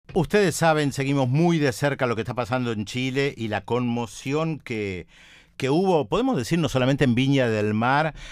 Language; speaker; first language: Spanish; native; Spanish